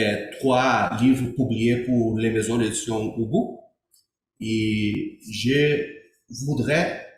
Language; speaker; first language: French; non-native, learner; Portuguese